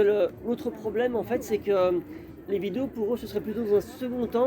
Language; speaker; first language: French; native; French